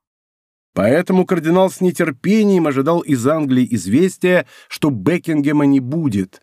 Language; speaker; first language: Russian; native; Russian